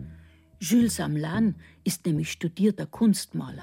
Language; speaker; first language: German; native; German